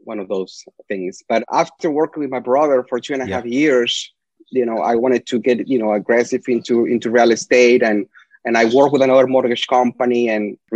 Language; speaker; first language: English; non-native, fluent; Spanish